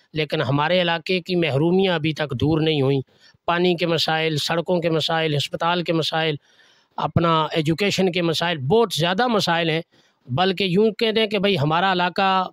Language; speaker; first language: Urdu; non-native, local second language; Northern Hindko